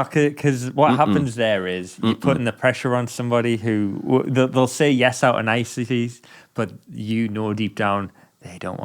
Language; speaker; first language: English; native; English